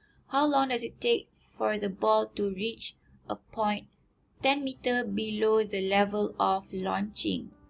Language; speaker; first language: English; non-native, local second language; Malay